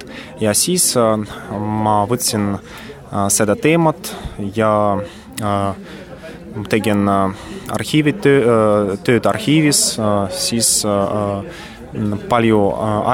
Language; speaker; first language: Estonian; non-native, learner; Russian